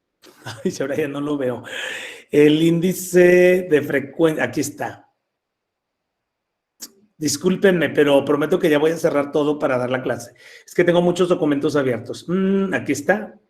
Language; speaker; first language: Spanish; native; Spanish